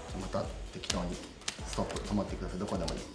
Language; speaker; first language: Japanese; non-native, learner; Korean